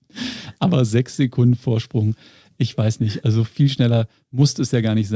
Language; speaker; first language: German; native; German